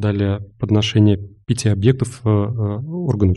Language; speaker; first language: Russian; native; Russian